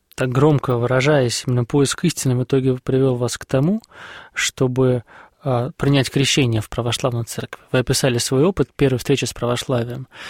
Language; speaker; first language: Russian; native; Russian